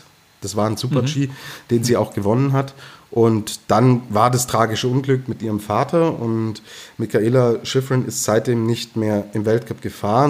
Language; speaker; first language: German; native; German